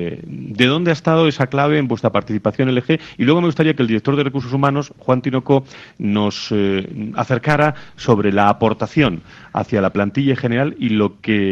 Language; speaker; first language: Spanish; native; Spanish